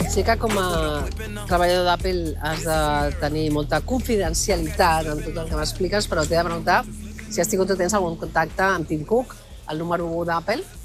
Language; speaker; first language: Catalan; native; Catalan